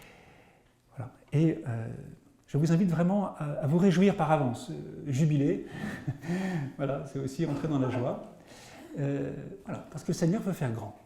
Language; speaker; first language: French; native; French